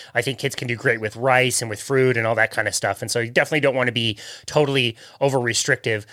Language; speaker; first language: English; native; English